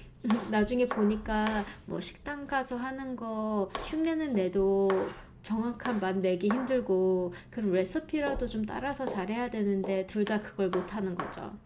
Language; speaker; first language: Korean; native; Korean